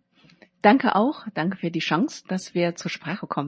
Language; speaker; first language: German; non-native, learner; Chinese